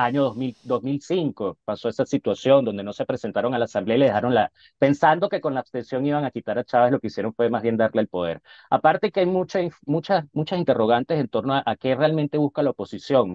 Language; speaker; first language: Spanish; native; Spanish